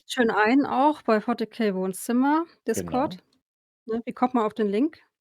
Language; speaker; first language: German; native; German